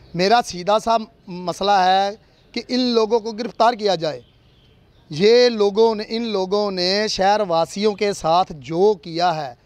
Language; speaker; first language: Hindi; non-native, local second language; Punjabi